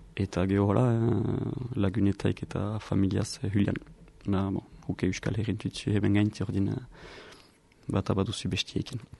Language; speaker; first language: Basque; native; Basque